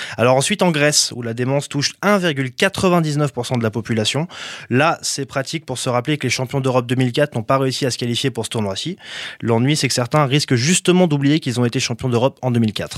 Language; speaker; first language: French; native; French